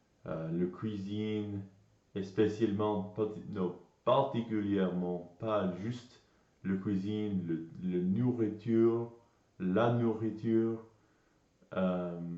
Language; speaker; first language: French; non-native, learner; English